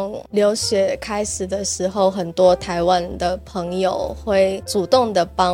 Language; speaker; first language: Chinese; non-native, fluent; Indonesian